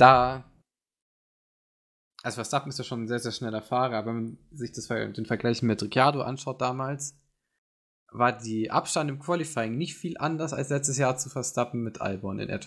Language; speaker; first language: German; native; German